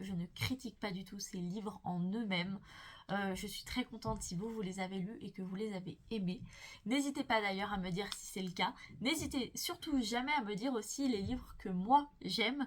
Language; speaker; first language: French; native; French